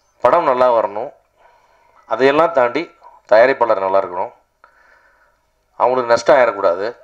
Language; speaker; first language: Tamil; native; Tamil